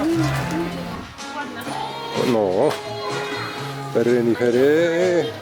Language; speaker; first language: Polish; non-native, learner; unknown